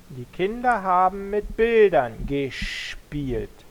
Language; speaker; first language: German; non-native, learner; Spanish